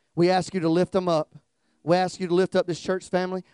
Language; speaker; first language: English; native; English